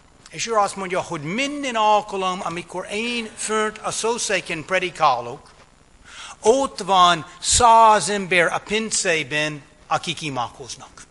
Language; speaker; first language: Hungarian; non-native, fluent; English